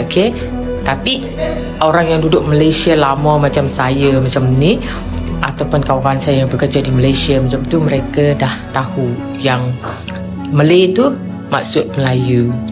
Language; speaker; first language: Malay; non-native, fluent; Thai